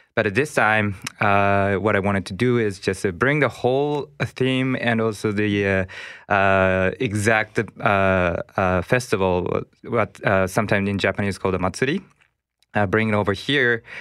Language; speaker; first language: English; non-native, learner; Japanese